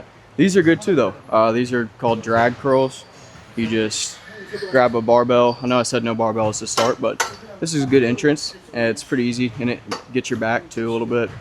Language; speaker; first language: English; native; English